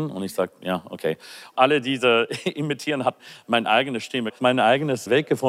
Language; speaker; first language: German; non-native, learner; English